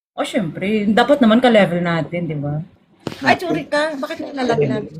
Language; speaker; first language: Filipino; non-native, local second language; Hiligaynon